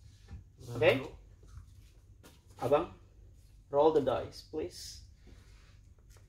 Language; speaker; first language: English; non-native, learner; Indonesian